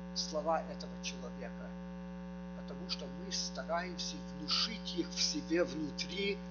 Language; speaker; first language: Russian; early bilingual, heritage; Russian